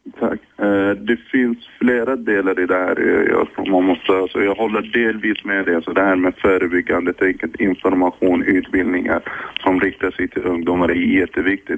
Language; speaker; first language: Swedish; early bilingual, other home language; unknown